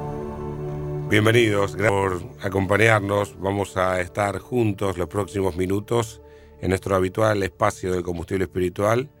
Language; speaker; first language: Spanish; native; Spanish